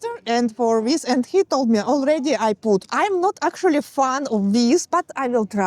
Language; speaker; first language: English; non-native, learner; Russian